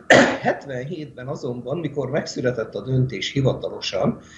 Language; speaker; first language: Hungarian; native; Hungarian